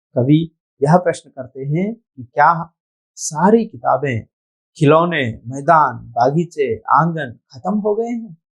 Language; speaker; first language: Hindi; non-native, local second language; Telugu